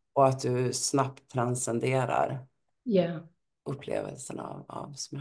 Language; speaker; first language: Swedish; native; Swedish